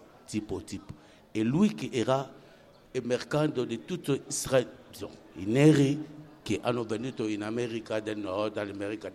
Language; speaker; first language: Italian; non-native, fluent; French